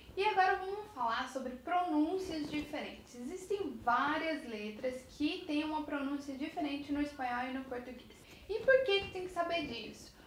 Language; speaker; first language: Portuguese; native; Portuguese